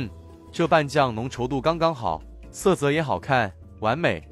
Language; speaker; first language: Chinese; native; Chinese